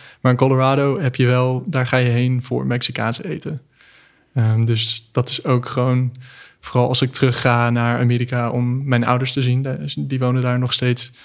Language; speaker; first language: Dutch; non-native, fluent; English